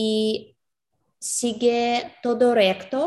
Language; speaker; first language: Spanish; non-native, learner; English